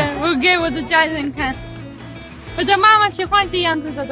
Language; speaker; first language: Chinese; non-native, learner; Russian